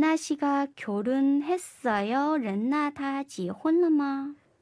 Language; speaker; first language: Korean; non-native, fluent; Chinese